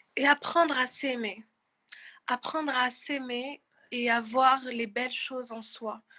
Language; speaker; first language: French; non-native, local second language; Arabic